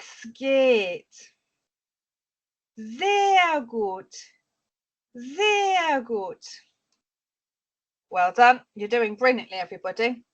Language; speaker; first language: German; non-native, fluent; English